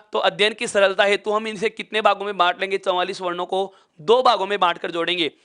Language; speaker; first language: Hindi; native; Hindi